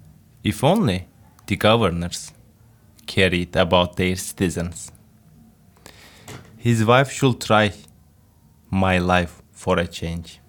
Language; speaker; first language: English; non-native, fluent; Turkish